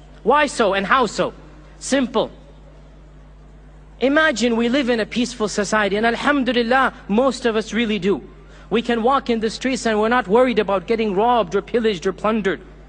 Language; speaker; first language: English; early bilingual, other home language; Urdu